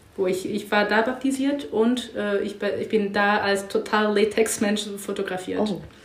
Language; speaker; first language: German; non-native, learner; English